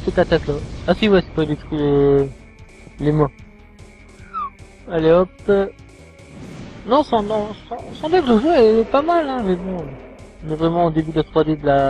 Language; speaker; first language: French; native; French